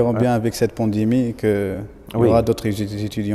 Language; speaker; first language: French; non-native, local second language; Arabic